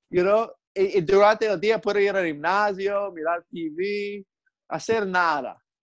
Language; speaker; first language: Spanish; non-native, learner; English